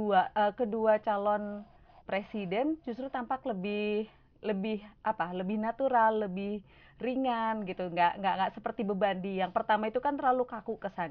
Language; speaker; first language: Indonesian; native; Indonesian